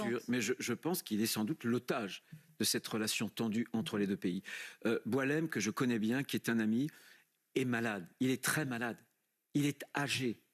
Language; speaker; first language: French; native; French